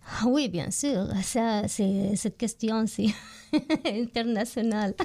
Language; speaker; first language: French; non-native, learner; Arabic